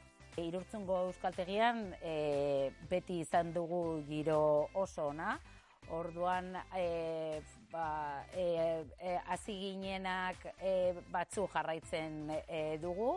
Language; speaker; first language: Basque; non-native, local second language; Spanish